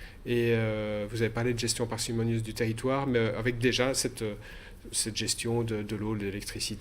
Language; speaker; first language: French; native; French